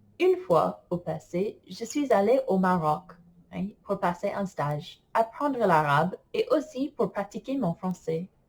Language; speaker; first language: French; non-native, fluent; English